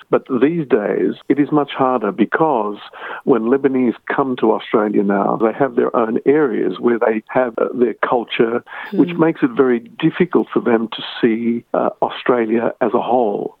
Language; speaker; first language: English; early bilingual, other home language; Arabic